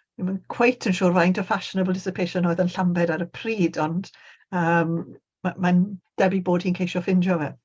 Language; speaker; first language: Welsh; native; Welsh